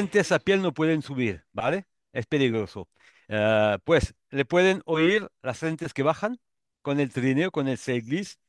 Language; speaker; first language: Spanish; non-native, learner; French